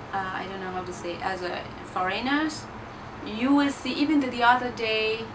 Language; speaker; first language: English; non-native, learner; Burmese